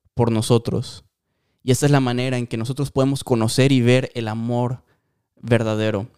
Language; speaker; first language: Spanish; native; Spanish